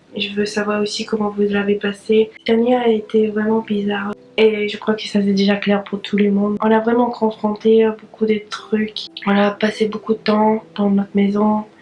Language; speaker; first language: French; non-native, fluent; English